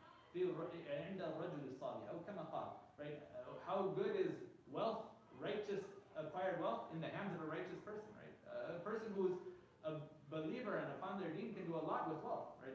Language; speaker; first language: English; native; English